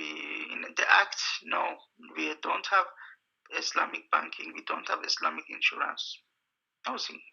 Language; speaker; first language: English; non-native, fluent; Persian